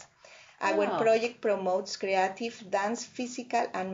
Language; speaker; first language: English; non-native, fluent; Spanish